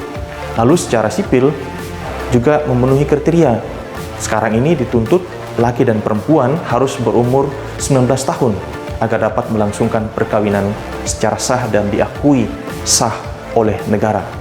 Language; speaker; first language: Indonesian; native; Indonesian